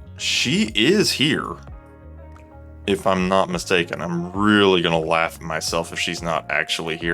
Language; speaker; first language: English; native; English